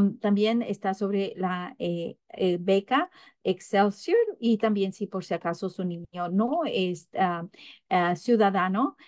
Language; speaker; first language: Spanish; early bilingual, heritage; English